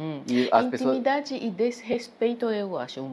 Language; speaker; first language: Portuguese; non-native, fluent; Japanese